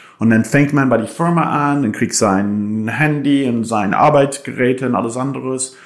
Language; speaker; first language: German; non-native, fluent; English